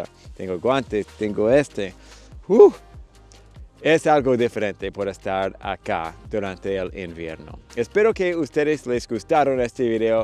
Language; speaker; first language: Spanish; non-native, fluent; English